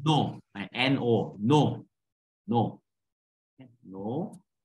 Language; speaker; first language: English; non-native, fluent; Korean